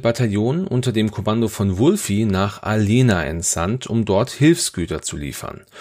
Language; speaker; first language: German; native; German